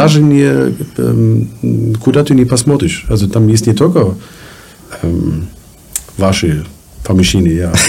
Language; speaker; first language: Russian; non-native, learner; German